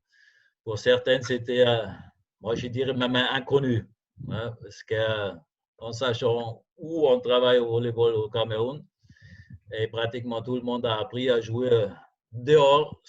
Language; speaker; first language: French; non-native, fluent; German